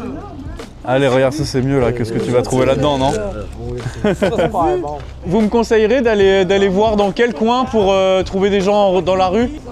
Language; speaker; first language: French; native; French